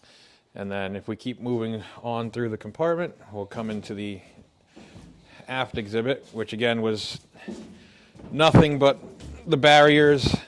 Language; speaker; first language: English; native; English